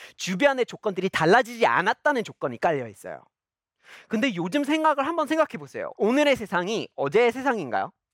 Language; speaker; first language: Korean; non-native, fluent; English